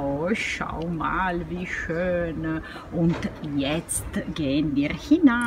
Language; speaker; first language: German; non-native, learner; Italian